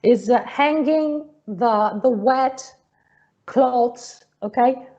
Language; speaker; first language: English; non-native, fluent; Italian